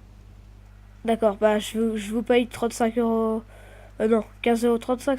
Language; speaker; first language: French; native; French